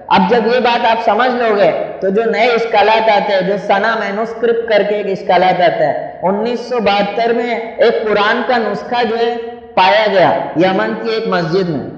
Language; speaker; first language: Urdu; native; Urdu